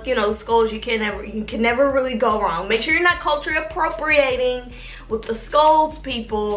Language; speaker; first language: English; native; English